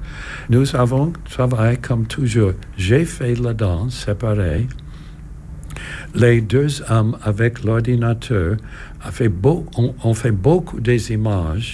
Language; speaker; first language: French; non-native, learner; English